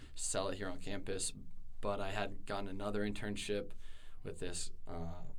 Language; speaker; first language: English; native; English